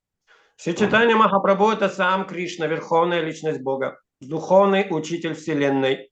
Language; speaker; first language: Russian; native; Russian